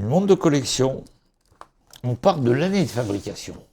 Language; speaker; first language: French; native; French